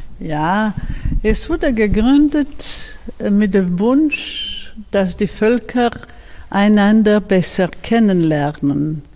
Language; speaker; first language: German; non-native, fluent; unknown